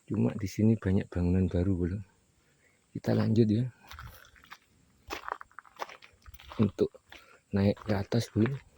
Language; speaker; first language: Indonesian; non-native, local second language; Javanese